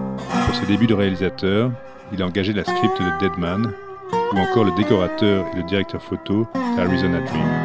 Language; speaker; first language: French; native; French